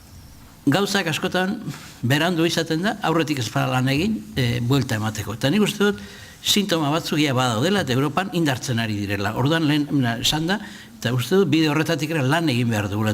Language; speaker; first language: Basque; native; Basque